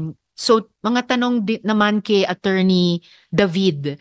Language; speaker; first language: Filipino; native; Filipino